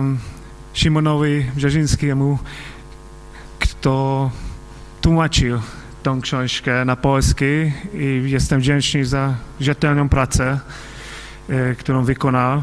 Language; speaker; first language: Polish; non-native, fluent; Hungarian